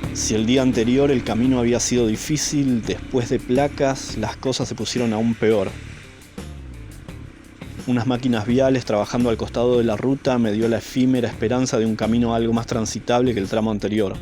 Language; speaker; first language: Spanish; native; Spanish